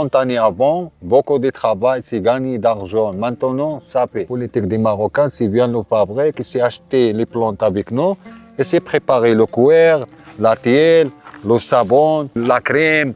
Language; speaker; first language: French; non-native, learner; Arabic